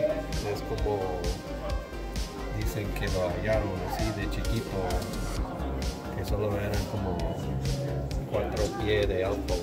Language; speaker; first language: Spanish; non-native, learner; English